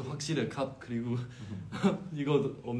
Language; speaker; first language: Korean; non-native, learner; Chinese